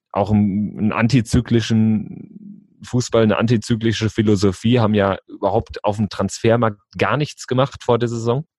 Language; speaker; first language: German; native; German